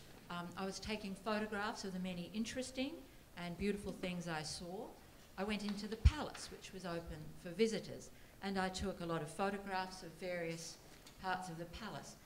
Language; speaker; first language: English; native; English